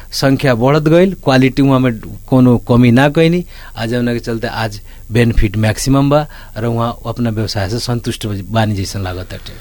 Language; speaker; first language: Bhojpuri; native; Bhojpuri